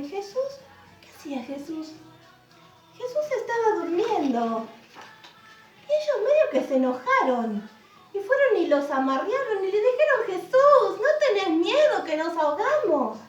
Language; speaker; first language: Spanish; native; Spanish